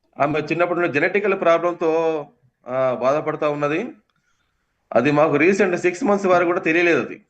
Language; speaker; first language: Telugu; native; Telugu